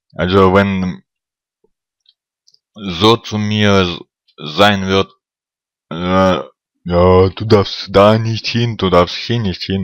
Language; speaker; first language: German; non-native, fluent; Russian